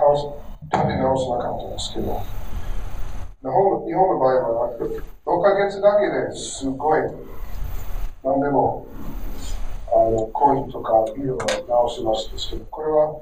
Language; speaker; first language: Japanese; non-native, learner; English